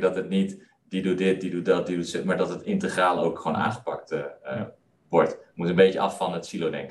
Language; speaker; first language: Dutch; native; Dutch